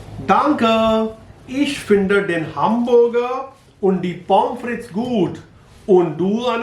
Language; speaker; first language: German; non-native, fluent; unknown